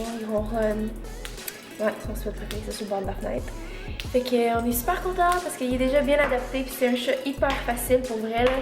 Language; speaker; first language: French; native; French